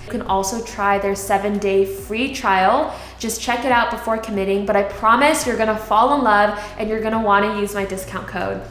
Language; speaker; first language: English; early bilingual, other home language; Korean